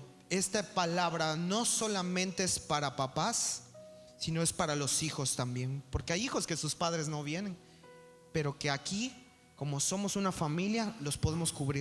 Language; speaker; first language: Spanish; native; Spanish